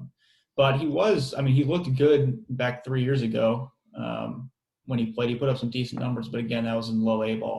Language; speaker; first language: English; native; English